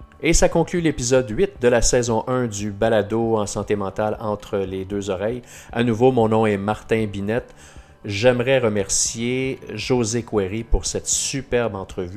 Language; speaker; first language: French; native; French